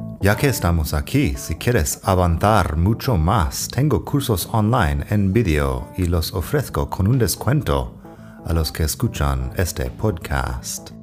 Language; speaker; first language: Spanish; non-native, fluent; English